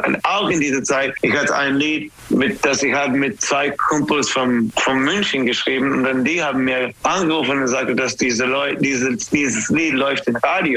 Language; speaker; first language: German; non-native, fluent; English